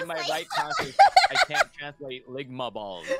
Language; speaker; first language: English; non-native, fluent; Japanese